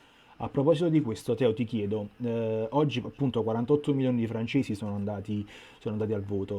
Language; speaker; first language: Italian; native; Italian